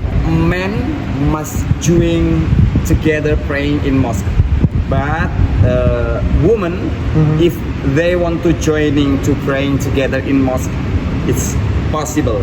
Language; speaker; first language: English; non-native, learner; Indonesian